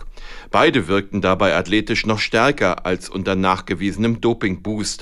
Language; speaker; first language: German; native; German